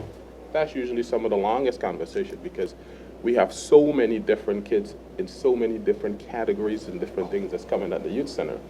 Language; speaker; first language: English; native; English